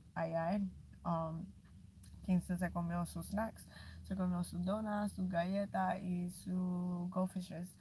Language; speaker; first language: Spanish; early bilingual, heritage; Spanish